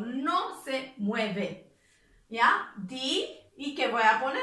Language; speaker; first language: Spanish; native; Spanish